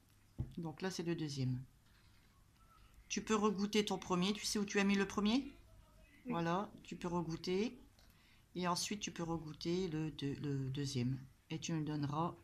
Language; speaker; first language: French; native; French